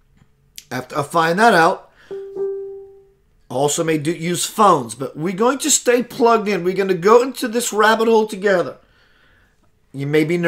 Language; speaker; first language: English; native; English